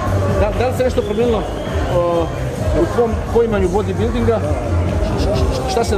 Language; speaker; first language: Croatian; native; Croatian